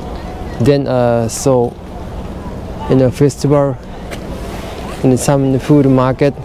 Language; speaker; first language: English; non-native, learner; Japanese